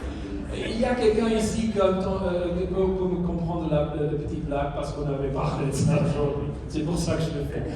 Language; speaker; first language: French; non-native, learner; Spanish